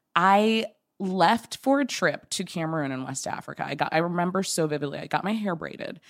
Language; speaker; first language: English; native; English